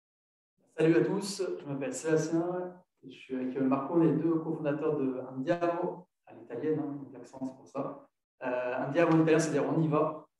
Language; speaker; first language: French; native; French